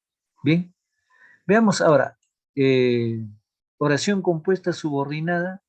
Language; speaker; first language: Spanish; native; Spanish